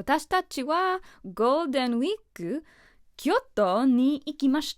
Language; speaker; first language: Japanese; non-native, learner; English